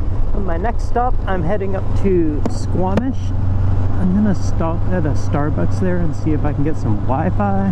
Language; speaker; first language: English; native; English